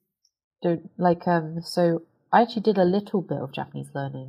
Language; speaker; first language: English; native; English